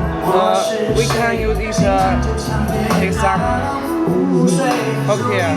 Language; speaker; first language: English; non-native, learner; Chinese